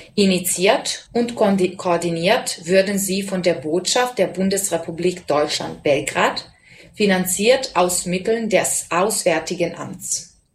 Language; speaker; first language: German; non-native, fluent; Serbian